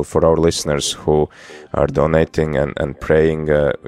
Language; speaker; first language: English; non-native, fluent; Latvian